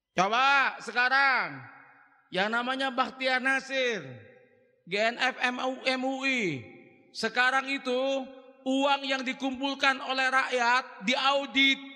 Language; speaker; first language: Indonesian; non-native, local second language; Madurese